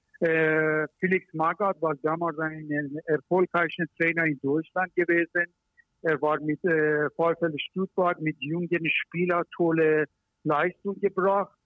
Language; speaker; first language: German; non-native, learner; Persian